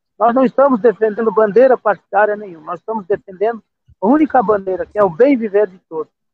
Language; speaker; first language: Portuguese; non-native, local second language; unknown